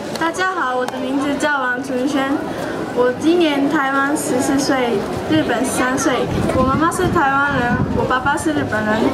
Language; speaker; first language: Chinese; early bilingual, heritage; Chinese